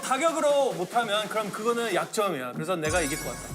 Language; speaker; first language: Korean; non-native, learner; French